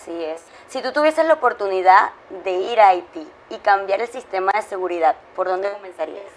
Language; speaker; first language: Spanish; native; Spanish